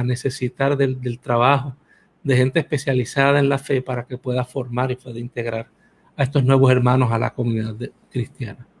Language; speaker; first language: Spanish; native; Spanish